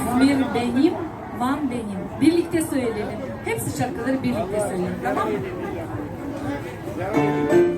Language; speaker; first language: Turkish; non-native, learner; Crimean Tatar